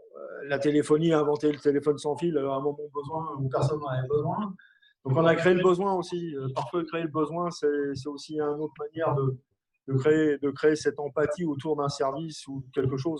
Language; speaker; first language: French; native; French